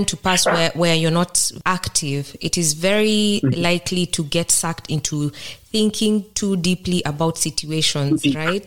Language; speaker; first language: English; non-native, local second language; Kikuyu